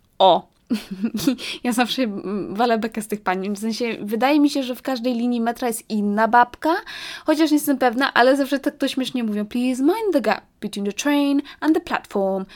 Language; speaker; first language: Polish; early bilingual, heritage; Polish